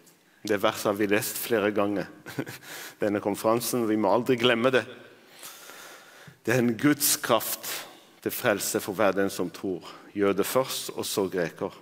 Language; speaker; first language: Norwegian; non-native, fluent; Arabic